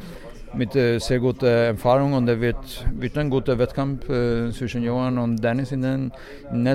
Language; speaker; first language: German; non-native, fluent; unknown